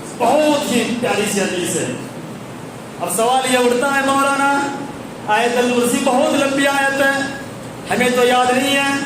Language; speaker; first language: Urdu; native; Urdu